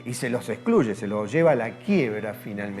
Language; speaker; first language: Spanish; native; Spanish